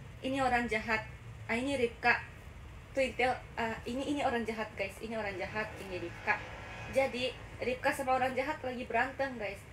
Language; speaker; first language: Indonesian; non-native, learner; Japanese